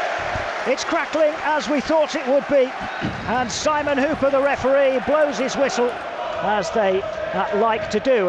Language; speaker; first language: English; native; English